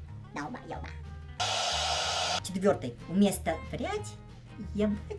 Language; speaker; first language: Russian; non-native, fluent; Chinese